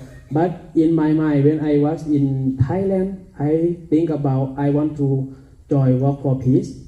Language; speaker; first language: English; non-native, learner; Thai